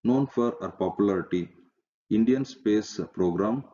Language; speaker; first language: English; non-native, local second language; Kannada